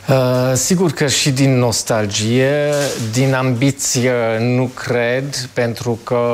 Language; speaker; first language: Romanian; non-native, fluent; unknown